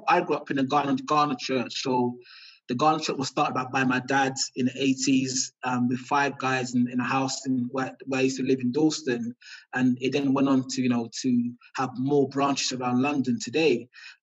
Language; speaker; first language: English; native; English